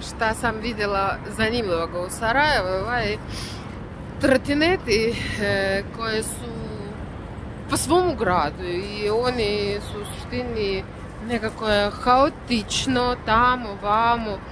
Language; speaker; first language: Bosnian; non-native, learner; Russian